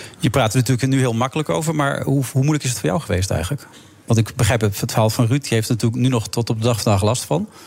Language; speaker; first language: Dutch; native; Dutch